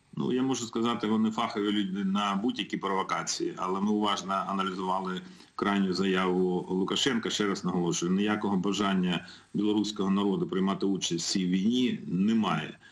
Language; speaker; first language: Ukrainian; non-native, local second language; Russian